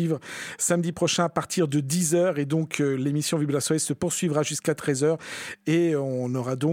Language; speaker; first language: French; native; French